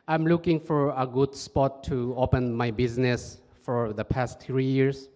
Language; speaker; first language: English; non-native, fluent; Burmese